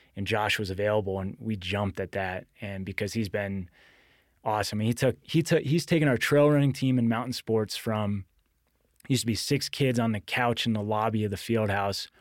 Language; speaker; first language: English; native; English